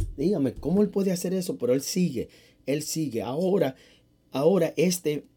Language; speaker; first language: Spanish; early bilingual, heritage; Spanish